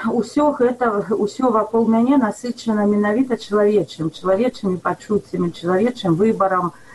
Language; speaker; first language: Belarusian; native; Belarusian